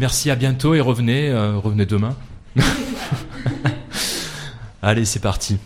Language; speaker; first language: French; native; French